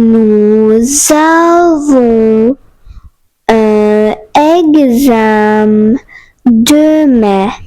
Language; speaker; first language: French; non-native, fluent; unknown